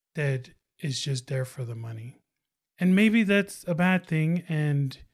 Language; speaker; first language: English; non-native, fluent; Tongan